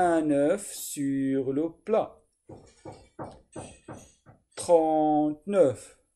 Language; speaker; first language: French; non-native, fluent; Arabic